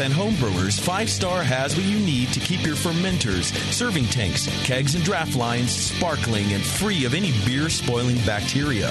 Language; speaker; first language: English; native; English